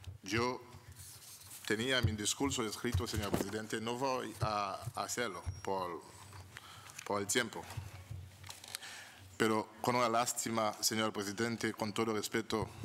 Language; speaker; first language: Spanish; non-native, fluent; Haitian Creole